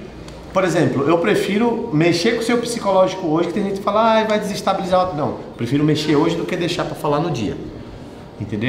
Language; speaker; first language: Portuguese; native; Portuguese